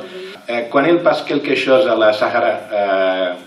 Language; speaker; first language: French; non-native, learner; Catalan